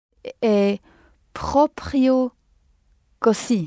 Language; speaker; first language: Italian; non-native, learner; French